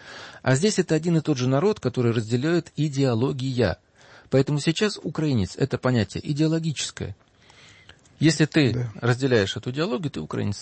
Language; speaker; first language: Russian; native; Russian